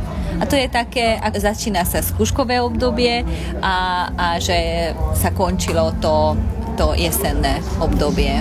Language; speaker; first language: Slovak; non-native, local second language; Hungarian